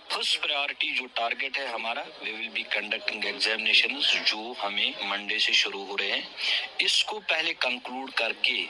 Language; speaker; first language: Urdu; non-native, local second language; Kashmiri